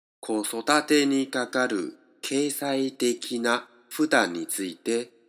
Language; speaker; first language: Japanese; non-native, fluent; Chinese